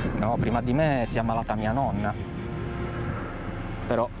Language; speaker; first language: Italian; native; Italian